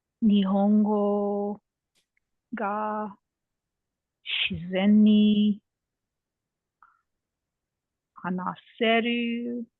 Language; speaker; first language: Japanese; non-native, learner; English